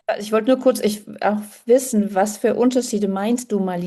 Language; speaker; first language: German; native; German